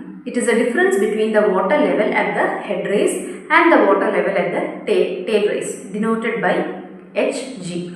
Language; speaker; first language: English; non-native, local second language; Malayalam